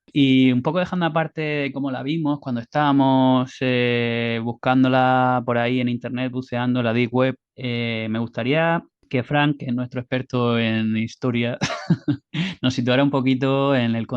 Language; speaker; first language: Spanish; native; Spanish